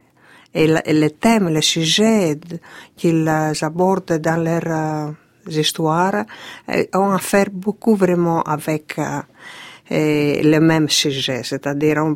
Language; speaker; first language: French; non-native, fluent; Greek